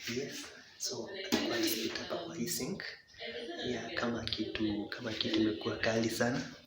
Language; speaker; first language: Swahili; native; Swahili